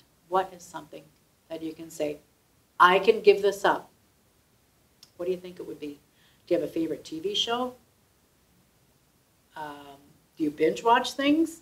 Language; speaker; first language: English; native; English